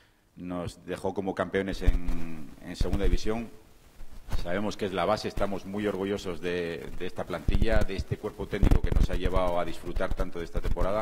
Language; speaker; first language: Spanish; native; Spanish